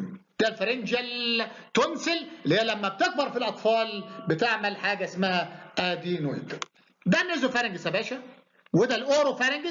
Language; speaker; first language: Arabic; native; Arabic